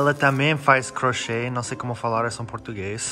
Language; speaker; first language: Portuguese; non-native, fluent; English